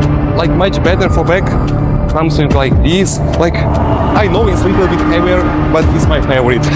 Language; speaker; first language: English; non-native, learner; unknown